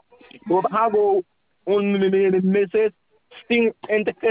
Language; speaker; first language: Spanish; non-native, learner; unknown